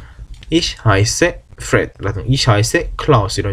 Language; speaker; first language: German; non-native, fluent; Korean